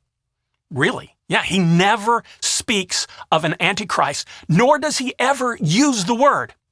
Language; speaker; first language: English; native; English